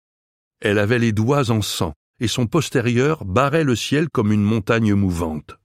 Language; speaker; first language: French; native; French